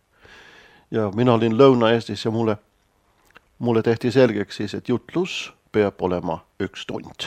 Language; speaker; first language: Estonian; non-native, fluent; Swedish